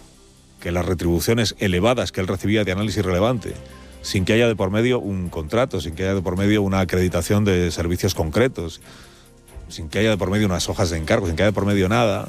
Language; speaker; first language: Spanish; native; Spanish